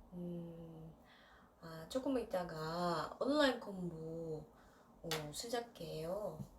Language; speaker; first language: Korean; non-native, learner; Russian